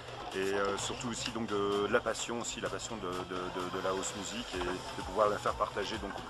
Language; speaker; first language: French; native; French